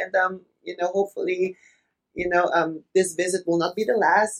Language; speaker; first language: English; non-native, local second language; Filipino